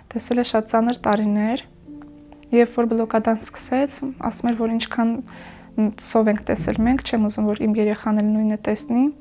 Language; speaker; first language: Armenian; native; Armenian